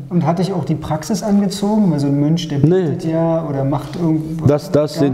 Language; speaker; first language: German; native; German